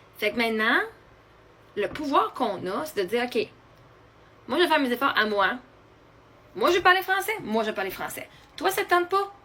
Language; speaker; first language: French; native; French